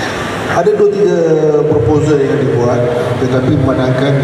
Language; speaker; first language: Malay; native; Malay